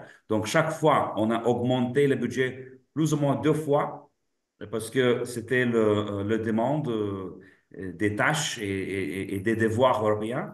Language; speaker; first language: French; non-native, fluent; Lithuanian